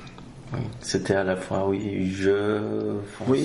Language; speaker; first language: French; non-native, fluent; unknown